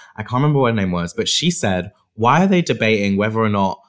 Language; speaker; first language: English; native; English